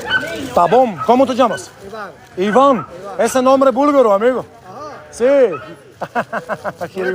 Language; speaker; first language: Spanish; non-native, learner; Bulgarian